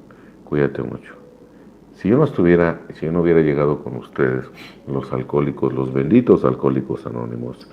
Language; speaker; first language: Spanish; native; Spanish